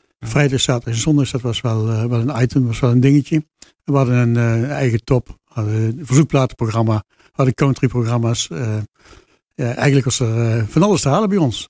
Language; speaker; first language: Dutch; native; Dutch